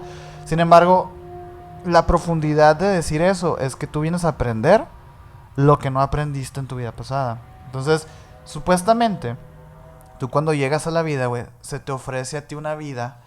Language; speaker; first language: Spanish; native; Spanish